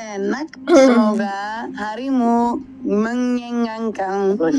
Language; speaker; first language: Indonesian; non-native, learner; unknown